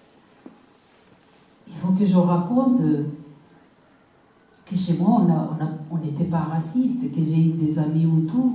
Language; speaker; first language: French; non-native, local second language; Kinyarwanda